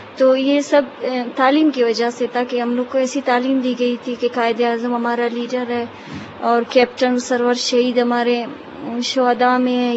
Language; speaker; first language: Urdu; non-native, local second language; Baluchi